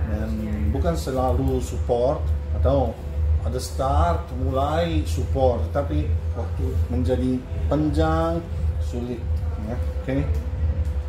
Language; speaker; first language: Indonesian; non-native, learner; English